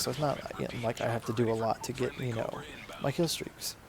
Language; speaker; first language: English; native; English